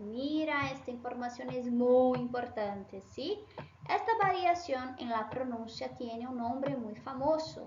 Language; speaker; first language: Spanish; non-native, fluent; Portuguese